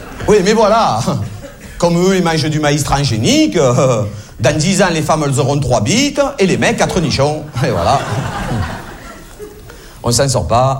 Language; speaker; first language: French; native; French